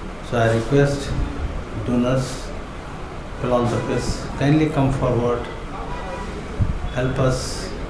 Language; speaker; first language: English; non-native, local second language; Tamil